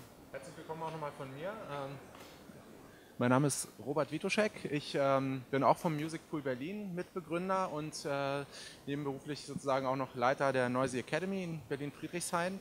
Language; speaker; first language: German; native; German